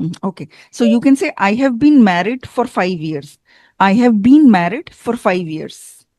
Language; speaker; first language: English; non-native, fluent; Hindi